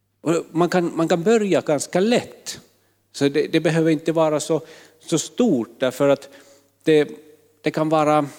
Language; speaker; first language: Swedish; non-native, fluent; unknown